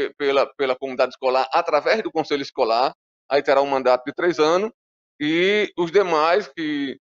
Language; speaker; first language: Portuguese; native; Portuguese